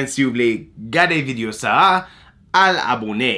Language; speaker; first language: Haitian Creole; non-native, learner; English